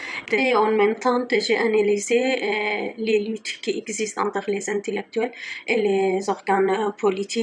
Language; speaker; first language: French; non-native, fluent; Kurdish